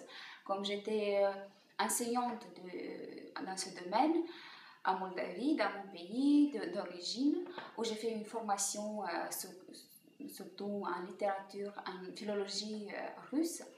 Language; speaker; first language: French; non-native, fluent; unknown